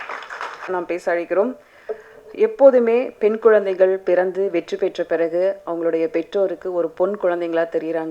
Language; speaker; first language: Tamil; native; Tamil